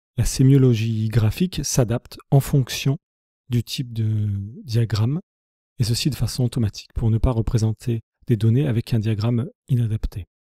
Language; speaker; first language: French; native; French